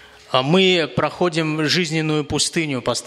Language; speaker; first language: Russian; native; Russian